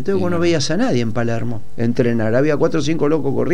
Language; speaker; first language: Spanish; native; Spanish